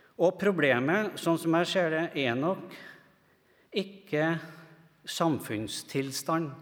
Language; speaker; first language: Norwegian; native; Norwegian